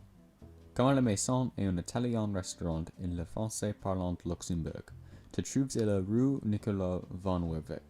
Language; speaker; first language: French; non-native, learner; English